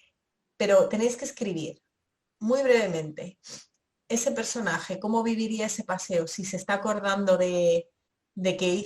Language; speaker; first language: Spanish; native; Spanish